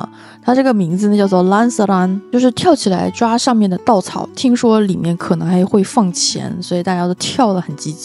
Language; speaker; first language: Chinese; native; Chinese